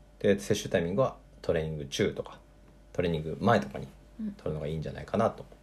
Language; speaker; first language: Japanese; native; Japanese